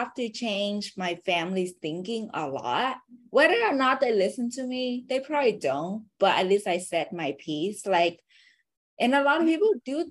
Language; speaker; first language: English; non-native, fluent; Vietnamese